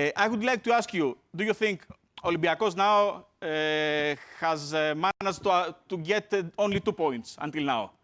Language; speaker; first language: English; non-native, fluent; Greek